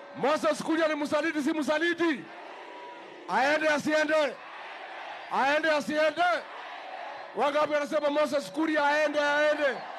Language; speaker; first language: Swahili; non-native, local second language; Kikuyu